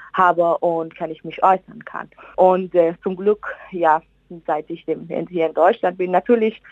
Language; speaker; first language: German; non-native, fluent; Persian